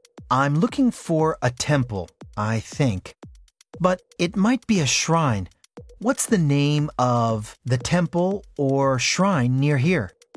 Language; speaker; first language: English; native; English